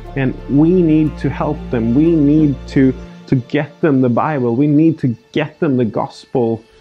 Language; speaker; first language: English; non-native, fluent; Swedish